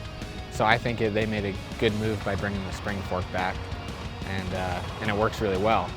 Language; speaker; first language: English; native; English